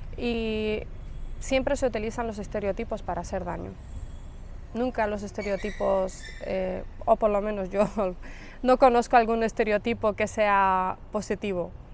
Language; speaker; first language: Spanish; early bilingual, other home language; Arabic